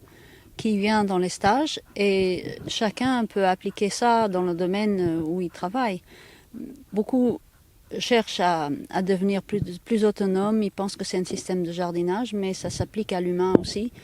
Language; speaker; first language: French; non-native, fluent; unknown